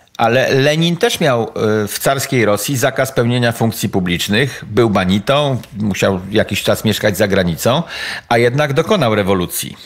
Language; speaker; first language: Polish; native; Polish